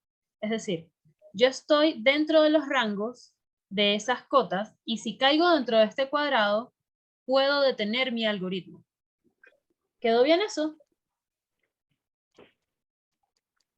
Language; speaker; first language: Spanish; native; Spanish